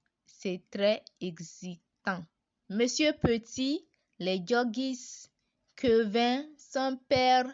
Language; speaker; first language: French; non-native, learner; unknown